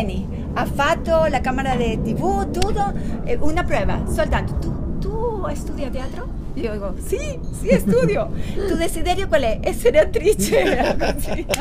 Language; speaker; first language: Italian; non-native, learner; Spanish